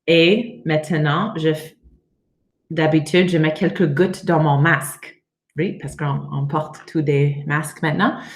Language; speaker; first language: French; non-native, learner; English